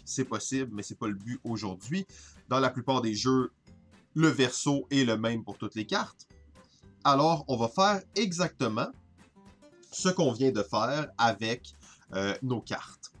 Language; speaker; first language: French; native; French